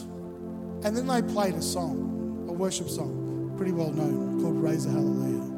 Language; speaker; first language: English; native; English